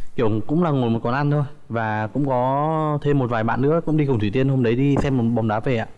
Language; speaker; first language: Vietnamese; native; Vietnamese